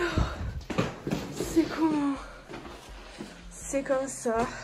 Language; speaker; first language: French; native; French